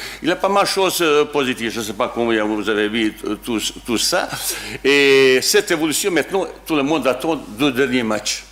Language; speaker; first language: French; non-native, learner; Bosnian